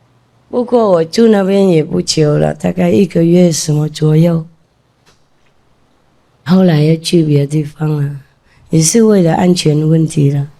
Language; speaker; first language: Chinese; non-native, fluent; Vietnamese